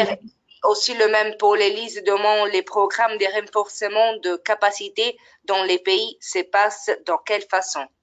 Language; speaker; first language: French; non-native, fluent; Italian